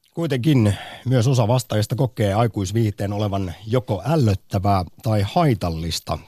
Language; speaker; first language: Finnish; native; Finnish